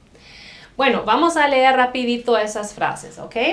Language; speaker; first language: Spanish; non-native, fluent; German